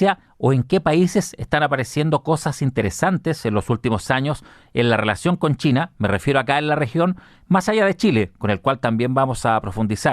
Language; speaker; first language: Spanish; native; Spanish